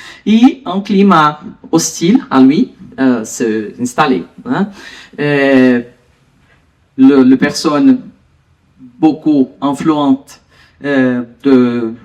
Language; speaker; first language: French; non-native, learner; Portuguese